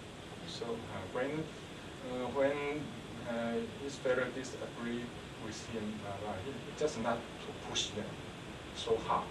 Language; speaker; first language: English; non-native, learner; Chinese